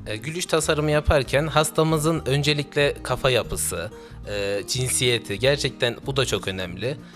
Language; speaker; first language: Turkish; native; Turkish